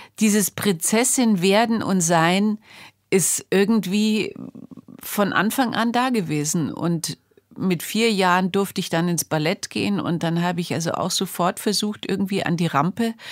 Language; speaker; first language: German; native; German